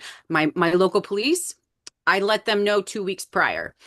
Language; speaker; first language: English; native; English